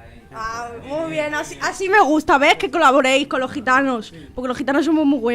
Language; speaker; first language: Spanish; native; Spanish